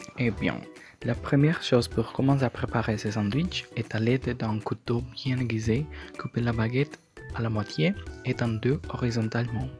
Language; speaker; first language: French; non-native, learner; Spanish